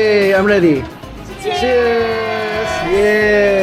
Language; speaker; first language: English; non-native, learner; Korean